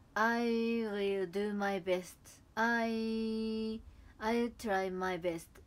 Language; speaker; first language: English; non-native, learner; Japanese